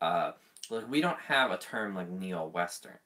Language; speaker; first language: English; native; English